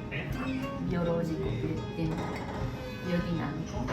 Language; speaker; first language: Italian; non-native, learner; Japanese